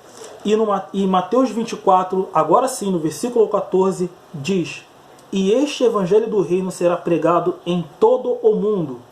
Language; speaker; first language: Portuguese; native; Portuguese